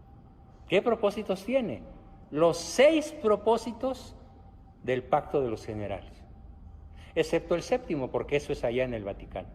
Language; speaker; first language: Spanish; native; Spanish